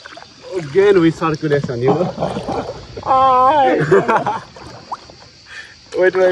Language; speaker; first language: English; non-native, learner; Persian